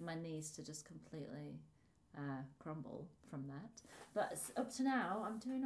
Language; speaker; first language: English; native; English